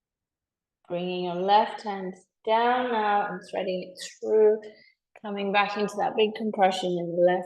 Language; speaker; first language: English; native; English